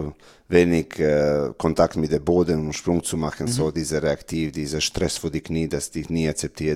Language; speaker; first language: German; non-native, learner; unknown